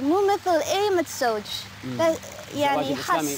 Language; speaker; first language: Arabic; non-native, learner; English